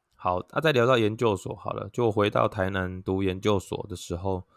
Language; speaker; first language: Chinese; non-native, local second language; Min Nan Chinese